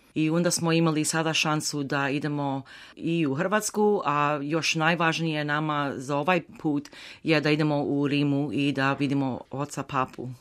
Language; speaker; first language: Croatian; early bilingual, heritage; Croatian